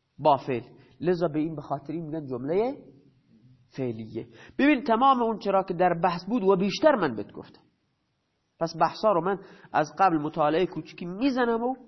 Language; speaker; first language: Persian; non-native, local second language; Baluchi